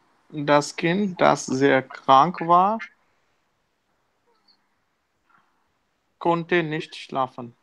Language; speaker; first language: German; non-native, learner; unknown